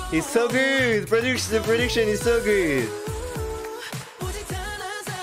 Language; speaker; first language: English; non-native, fluent; French